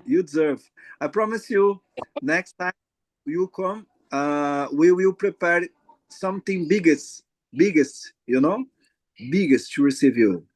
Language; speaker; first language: English; non-native, learner; Portuguese